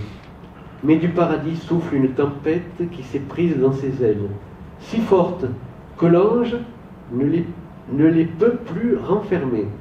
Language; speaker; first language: French; native; French